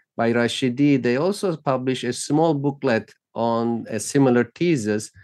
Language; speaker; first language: English; non-native, fluent; Turkish